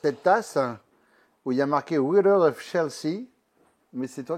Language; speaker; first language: French; native; French